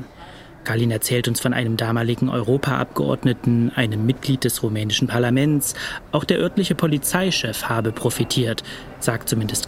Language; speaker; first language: German; native; German